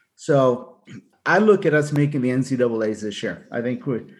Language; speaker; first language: English; native; English